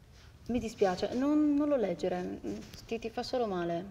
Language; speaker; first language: Italian; native; Italian